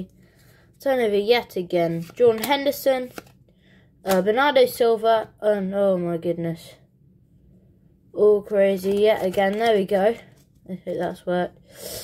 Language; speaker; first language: English; native; English